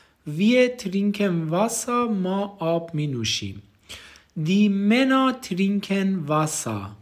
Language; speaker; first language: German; non-native, fluent; Persian